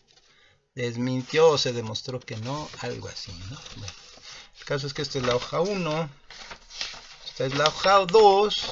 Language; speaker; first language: Spanish; native; Spanish